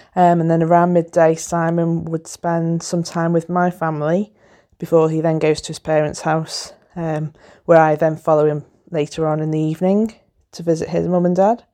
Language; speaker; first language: English; native; English